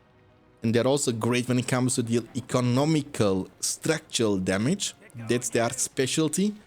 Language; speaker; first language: English; non-native, fluent; German